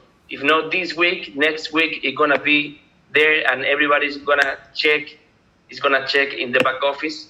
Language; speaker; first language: English; non-native, learner; Spanish